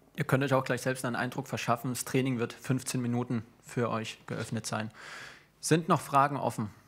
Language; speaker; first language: German; native; German